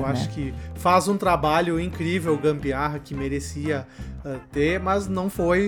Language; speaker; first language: Portuguese; native; Portuguese